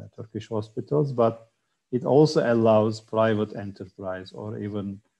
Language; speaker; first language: English; non-native, fluent; Turkish